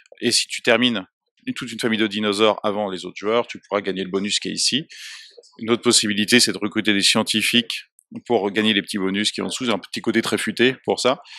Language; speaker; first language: French; native; French